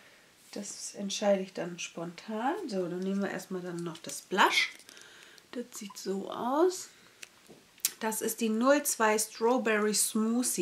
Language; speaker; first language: German; native; German